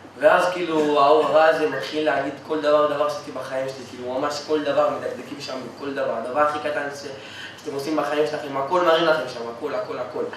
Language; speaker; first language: Hebrew; native; Hebrew